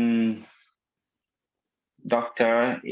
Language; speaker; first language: English; non-native, fluent; Vietnamese